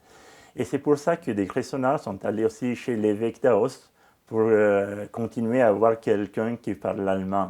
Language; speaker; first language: French; non-native, local second language; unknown